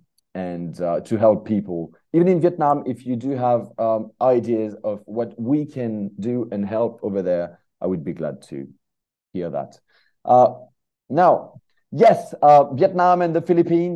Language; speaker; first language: English; non-native, fluent; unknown